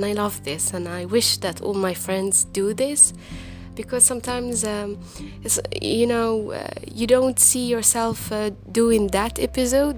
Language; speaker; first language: English; non-native, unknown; Arabic